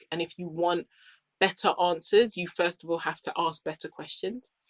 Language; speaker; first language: English; native; English